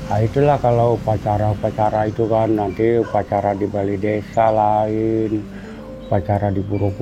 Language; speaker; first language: Indonesian; non-native, local second language; Balinese